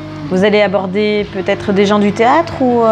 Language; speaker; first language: French; native; French